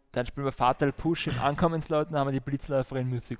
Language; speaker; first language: German; native; German